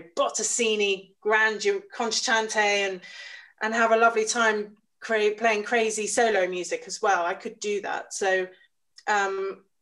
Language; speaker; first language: English; native; English